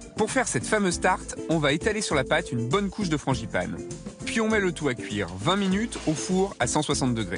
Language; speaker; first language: French; native; French